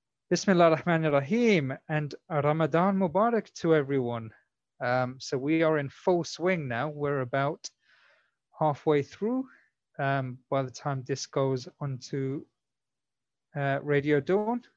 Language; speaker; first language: English; native; English